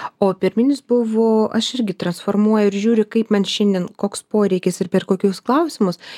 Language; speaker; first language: Lithuanian; non-native, local second language; Russian